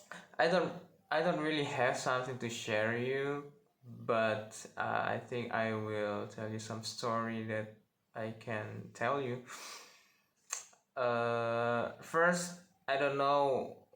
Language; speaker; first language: English; non-native, learner; Indonesian